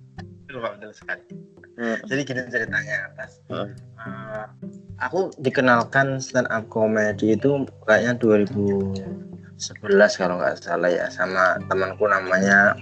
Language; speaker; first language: Indonesian; native; Indonesian